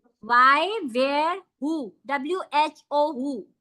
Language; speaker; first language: English; non-native, fluent; Hindi